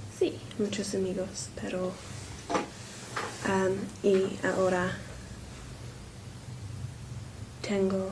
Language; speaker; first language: Spanish; non-native, learner; English